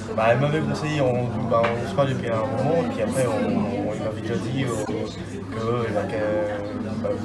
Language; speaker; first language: French; native; French